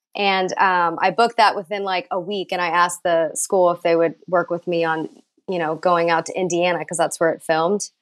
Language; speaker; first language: English; native; English